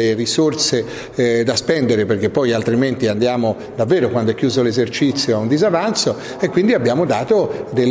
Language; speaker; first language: Italian; native; Italian